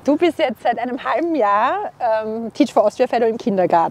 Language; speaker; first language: German; native; German